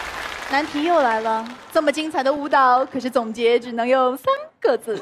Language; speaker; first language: Chinese; native; Chinese